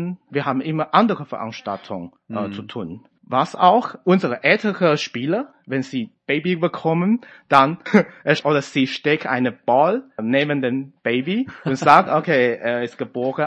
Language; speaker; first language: German; non-native, fluent; Chinese